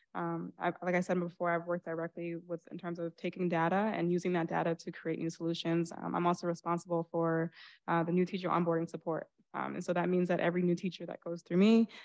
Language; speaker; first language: English; native; English